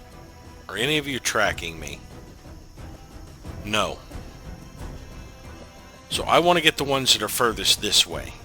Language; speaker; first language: English; native; English